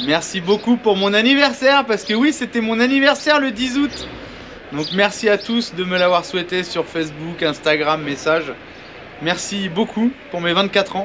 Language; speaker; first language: French; native; French